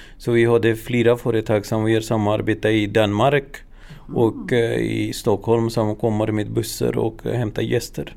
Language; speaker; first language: Swedish; non-native, learner; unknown